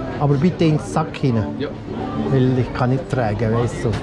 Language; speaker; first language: German; non-native, local second language; Turkish